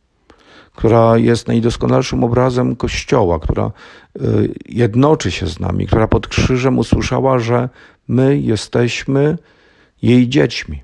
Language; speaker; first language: Polish; native; Polish